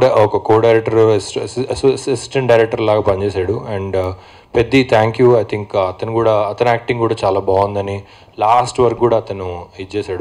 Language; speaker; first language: Telugu; native; Telugu